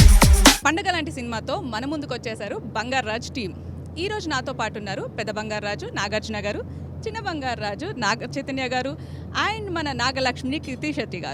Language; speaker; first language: Telugu; native; Telugu